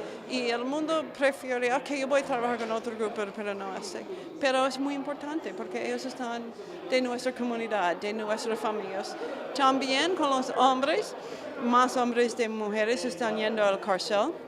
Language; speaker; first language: Spanish; non-native, fluent; English